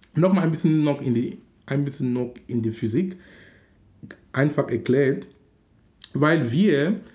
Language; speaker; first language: German; non-native, fluent; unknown